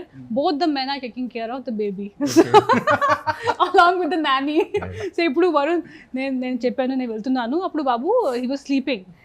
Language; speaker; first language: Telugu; non-native, local second language; Hindi